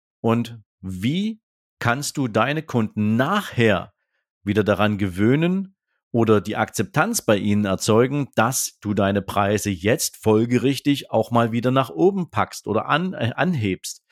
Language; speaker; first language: German; native; German